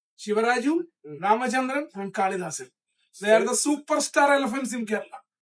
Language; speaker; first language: English; non-native, local second language; Malayalam